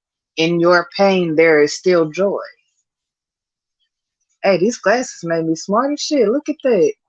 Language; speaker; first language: English; native; English